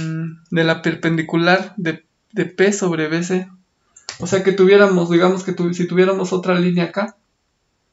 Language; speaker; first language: Spanish; native; Spanish